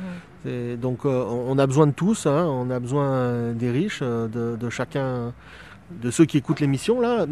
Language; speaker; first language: French; native; French